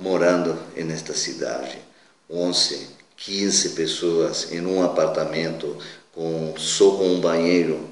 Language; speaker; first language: Portuguese; non-native, fluent; Spanish